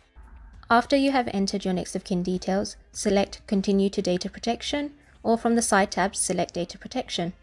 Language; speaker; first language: English; native; English